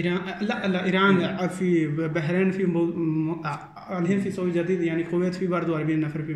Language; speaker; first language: Arabic; non-native, learner; Hindi